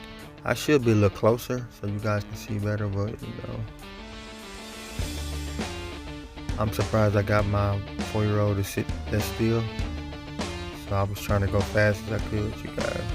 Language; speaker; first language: English; native; English